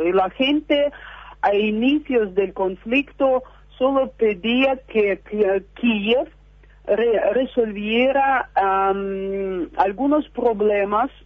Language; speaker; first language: Spanish; non-native, fluent; Russian